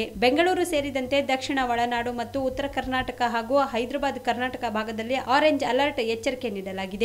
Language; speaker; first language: Kannada; native; Kannada